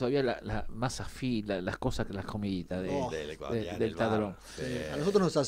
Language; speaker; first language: Spanish; native; Spanish